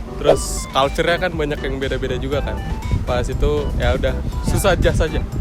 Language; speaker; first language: Indonesian; native; Indonesian